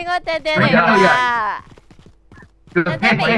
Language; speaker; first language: Chinese; native; Chinese